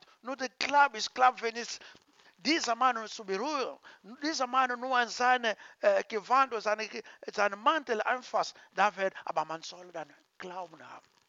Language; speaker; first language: German; non-native, learner; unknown